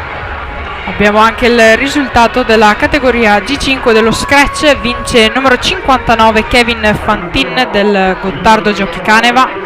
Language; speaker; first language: Italian; native; Italian